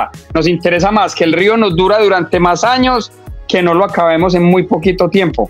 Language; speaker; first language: Spanish; native; Spanish